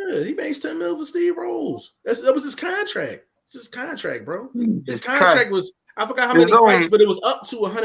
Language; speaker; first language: English; native; English